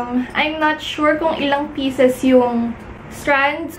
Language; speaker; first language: English; non-native, local second language; Filipino